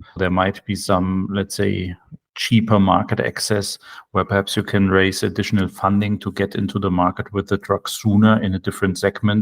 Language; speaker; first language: English; non-native, fluent; German